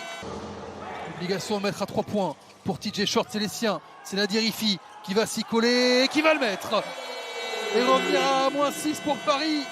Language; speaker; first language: French; native; French